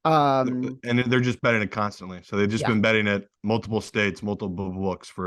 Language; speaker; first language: English; native; English